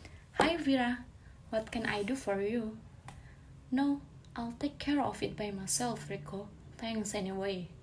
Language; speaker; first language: English; non-native, fluent; Indonesian